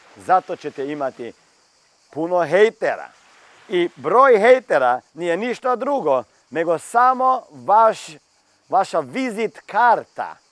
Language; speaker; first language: Croatian; early bilingual, heritage; Croatian